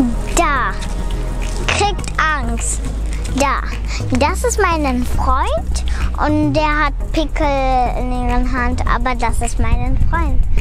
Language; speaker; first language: German; early bilingual, other home language; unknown